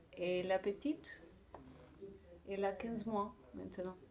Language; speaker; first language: French; non-native, learner; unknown